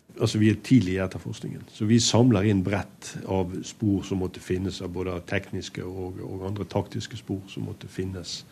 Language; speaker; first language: Norwegian; native; Norwegian